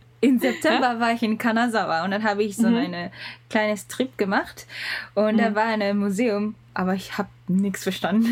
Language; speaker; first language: German; non-native, learner; Japanese